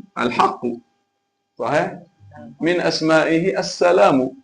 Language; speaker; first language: Arabic; non-native, fluent; Malay